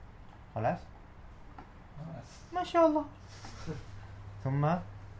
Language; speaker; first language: Arabic; non-native, fluent; Indonesian